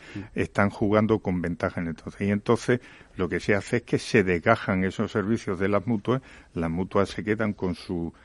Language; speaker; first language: Spanish; native; Spanish